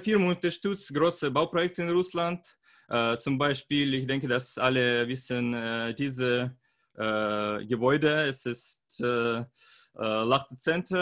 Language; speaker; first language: German; non-native, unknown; Russian